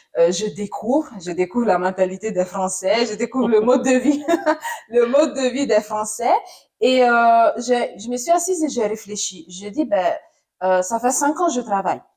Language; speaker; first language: French; non-native, fluent; Italian